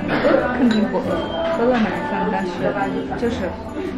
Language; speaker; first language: Chinese; non-native, learner; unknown